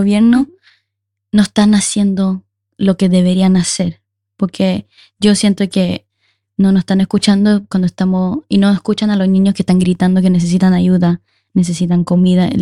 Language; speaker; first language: Spanish; early bilingual, heritage; Spanish